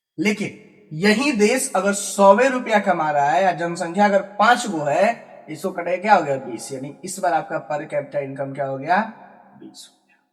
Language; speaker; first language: Hindi; native; Hindi